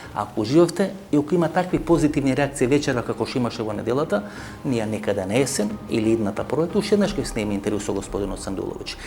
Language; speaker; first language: Macedonian; native; Macedonian